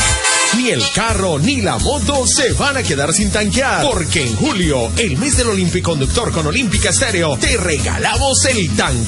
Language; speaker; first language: Spanish; native; Spanish